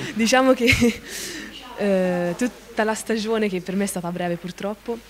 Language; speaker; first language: Italian; native; Italian